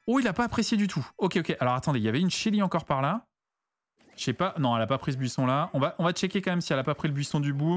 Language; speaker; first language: French; native; French